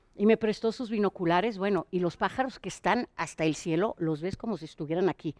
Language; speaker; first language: Spanish; non-native, fluent; Hebrew